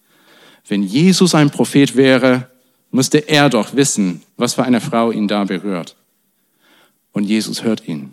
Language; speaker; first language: German; non-native, fluent; English